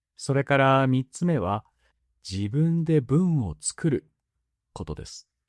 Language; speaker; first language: Japanese; native; Japanese